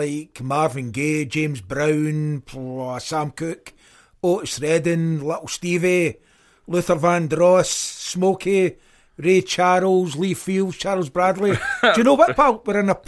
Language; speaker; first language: English; native; English